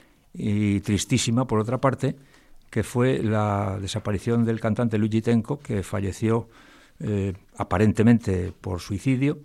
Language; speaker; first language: Spanish; native; Spanish